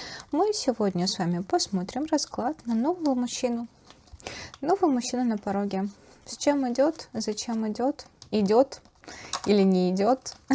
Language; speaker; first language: Russian; native; Russian